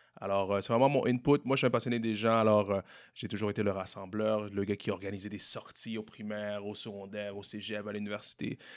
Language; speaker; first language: French; native; French